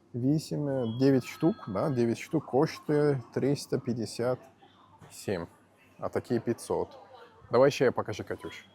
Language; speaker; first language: Ukrainian; non-native, fluent; Turkish